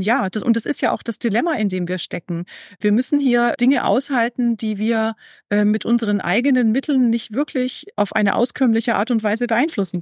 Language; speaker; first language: German; native; German